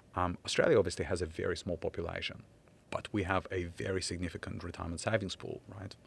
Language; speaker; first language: English; non-native, fluent; Ukrainian